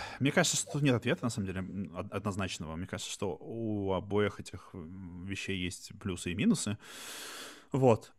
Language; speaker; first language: Russian; native; Russian